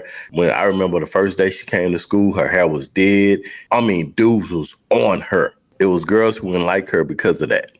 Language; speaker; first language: English; native; English